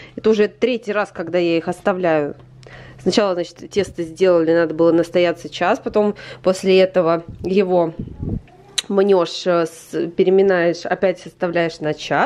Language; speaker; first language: Russian; native; Russian